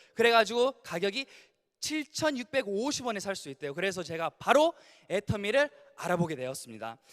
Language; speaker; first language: Korean; early bilingual, heritage; English